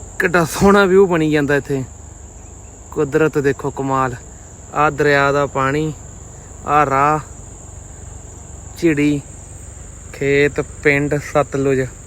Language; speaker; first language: Punjabi; native; Punjabi